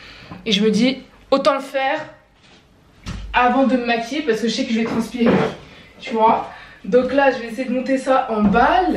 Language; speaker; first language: French; native; French